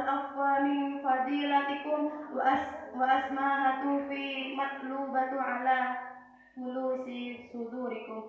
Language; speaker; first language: Arabic; non-native, learner; Indonesian